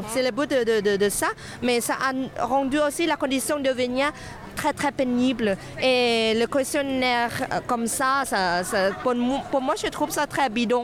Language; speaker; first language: French; non-native, fluent; Thai